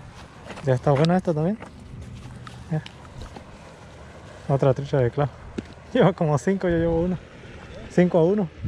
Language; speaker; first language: Spanish; native; Spanish